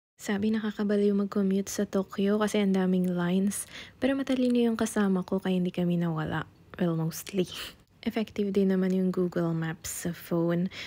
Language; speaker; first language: Filipino; non-native, local second language; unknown